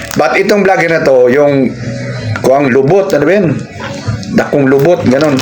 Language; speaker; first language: Filipino; native; Filipino